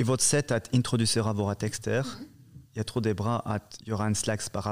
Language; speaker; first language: Swedish; non-native, fluent; French